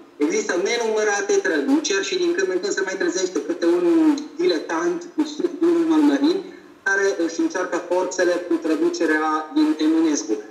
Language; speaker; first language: Romanian; non-native, fluent; Italian